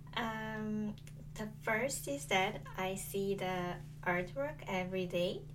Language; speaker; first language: English; non-native, learner; Korean